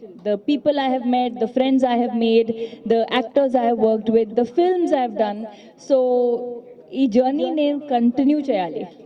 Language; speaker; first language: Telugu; non-native, fluent; Hindi